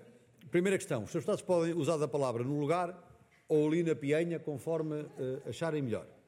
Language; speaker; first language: Portuguese; native; Portuguese